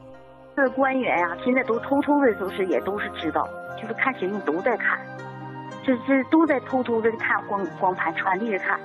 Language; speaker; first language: Chinese; native; Chinese